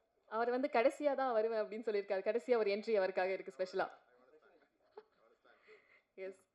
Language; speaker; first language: Tamil; native; Tamil